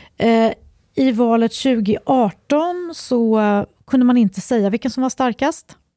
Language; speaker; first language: Swedish; native; Swedish